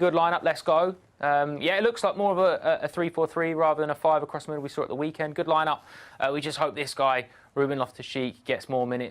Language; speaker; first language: English; native; English